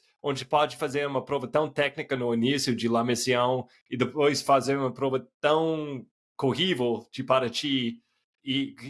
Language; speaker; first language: Portuguese; non-native, fluent; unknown